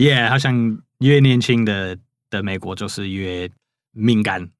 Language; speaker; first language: Chinese; non-native, fluent; English